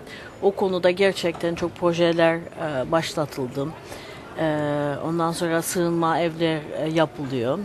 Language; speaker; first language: Turkish; early bilingual, heritage; Turkish